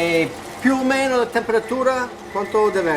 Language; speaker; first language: Italian; non-native, fluent; English